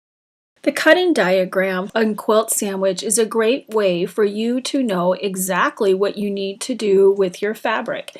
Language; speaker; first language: English; native; English